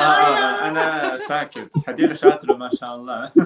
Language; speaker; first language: Arabic; non-native, learner; Chinese